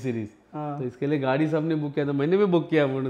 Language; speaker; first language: Hindi; non-native, local second language; Marathi